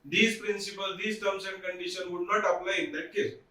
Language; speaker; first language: English; non-native, local second language; Marathi